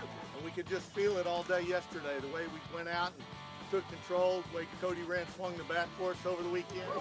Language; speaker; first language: English; native; English